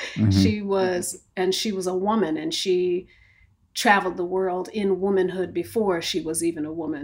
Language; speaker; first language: English; native; English